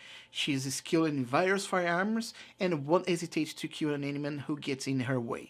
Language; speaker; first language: English; non-native, fluent; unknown